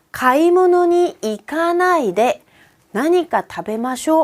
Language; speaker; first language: Japanese; non-native, fluent; Korean